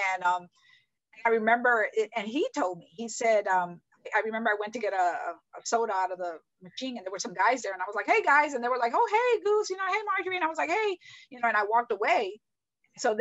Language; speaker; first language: English; native; English